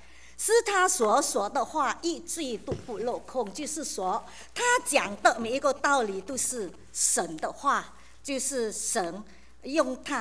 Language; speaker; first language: Chinese; native; Chinese